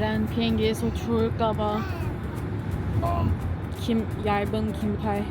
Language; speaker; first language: Korean; non-native, fluent; Turkish